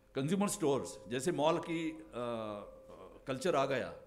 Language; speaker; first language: Hindi; non-native, local second language; Marathi